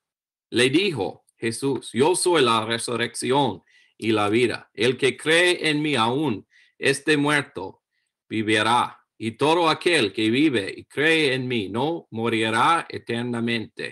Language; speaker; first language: Spanish; non-native, learner; English